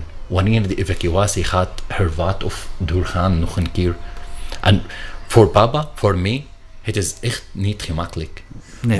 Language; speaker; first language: Dutch; non-native, learner; Arabic